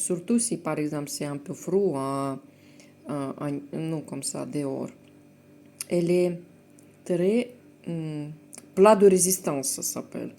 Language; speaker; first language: French; non-native, fluent; Russian